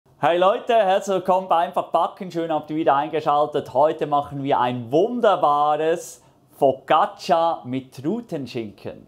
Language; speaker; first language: German; native; German